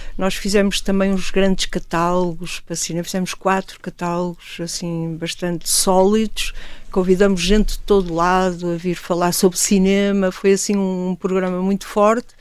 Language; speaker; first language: Portuguese; native; Portuguese